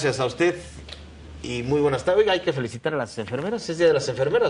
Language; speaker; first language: Spanish; native; Spanish